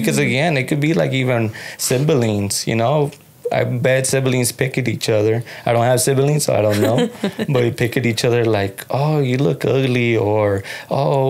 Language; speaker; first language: English; early bilingual, other home language; Spanish